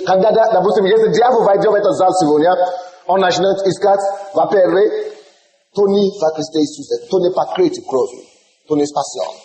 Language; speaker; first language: Russian; non-native, fluent; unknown